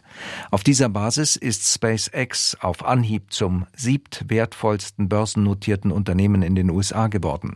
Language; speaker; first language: German; native; German